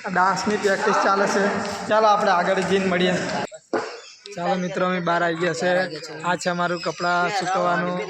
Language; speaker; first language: Gujarati; non-native, local second language; Bhili